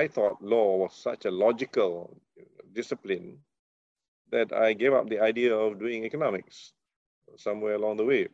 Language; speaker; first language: English; non-native, local second language; Malay